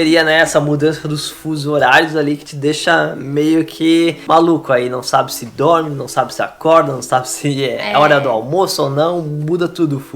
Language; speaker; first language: Portuguese; native; Portuguese